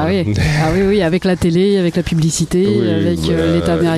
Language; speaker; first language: French; native; French